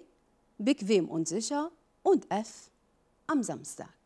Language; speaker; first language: German; non-native, fluent; Arabic